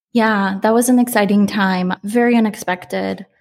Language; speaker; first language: English; early bilingual, other home language; Polish